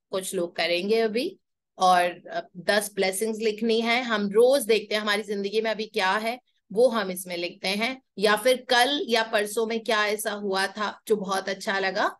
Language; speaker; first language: Hindi; native; Hindi